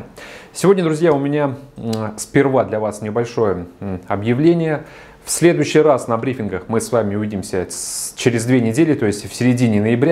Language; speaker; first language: Russian; native; Russian